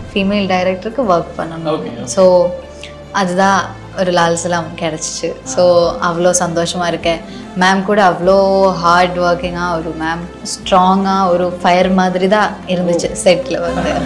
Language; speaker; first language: Tamil; non-native, learner; Malayalam